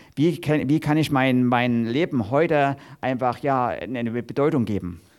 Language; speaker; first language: German; native; German